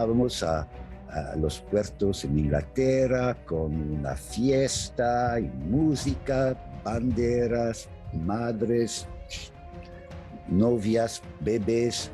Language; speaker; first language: Spanish; non-native, fluent; English